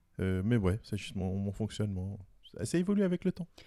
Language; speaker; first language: French; native; French